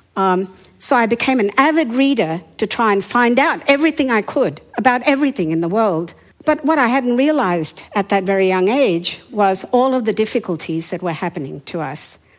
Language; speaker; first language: English; non-native, fluent; Hindi